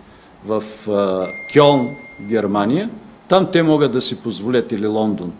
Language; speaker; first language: Bulgarian; native; Bulgarian